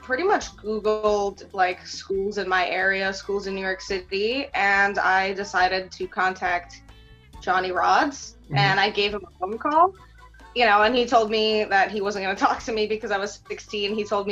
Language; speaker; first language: English; early bilingual, other home language; Russian